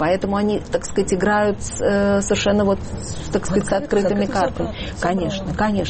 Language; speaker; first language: Russian; native; Russian